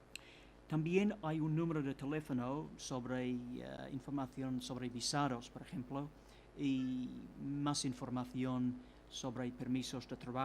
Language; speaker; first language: Spanish; non-native, fluent; English